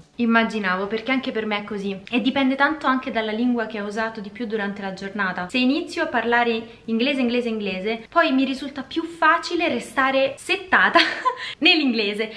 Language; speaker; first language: Italian; native; Italian